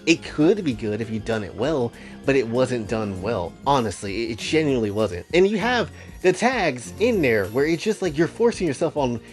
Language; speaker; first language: English; native; English